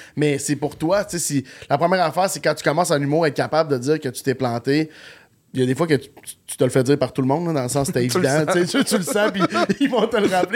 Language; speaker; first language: French; native; French